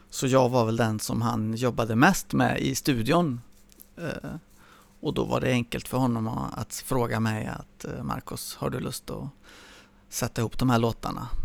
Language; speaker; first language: Swedish; early bilingual, other home language; Spanish